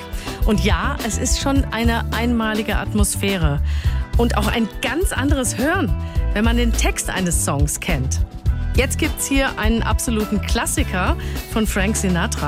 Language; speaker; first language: German; native; German